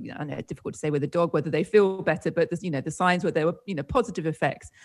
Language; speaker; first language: English; native; English